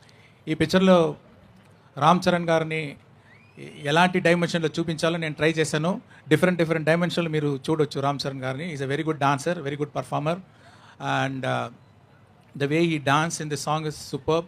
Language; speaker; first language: Telugu; non-native, learner; Tamil